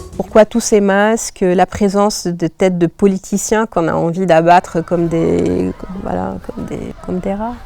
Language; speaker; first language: French; non-native, local second language; Arabic